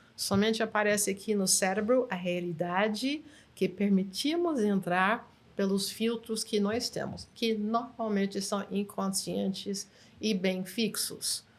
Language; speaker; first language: Portuguese; non-native, fluent; English